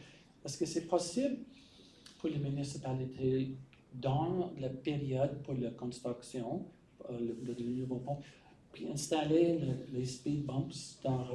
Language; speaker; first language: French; non-native, learner; English